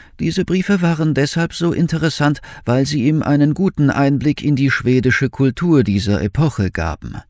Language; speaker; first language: German; native; German